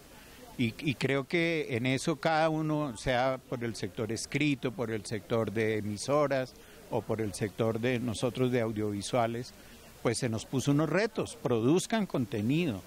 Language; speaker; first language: Spanish; native; Spanish